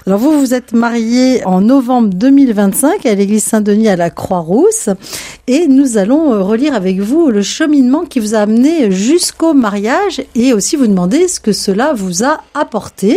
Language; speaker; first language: French; native; French